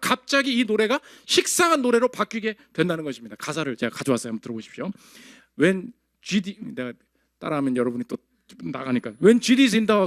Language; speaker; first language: Korean; native; Korean